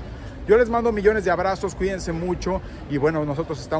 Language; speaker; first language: Spanish; native; Spanish